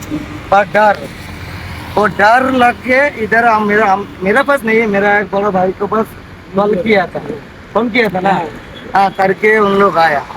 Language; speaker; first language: Hindi; non-native, local second language; Bangla